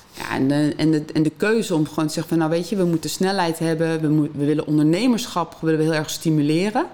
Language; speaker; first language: Dutch; native; Dutch